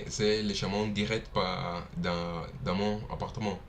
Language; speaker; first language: French; non-native, learner; Portuguese